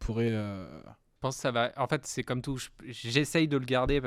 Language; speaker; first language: French; native; French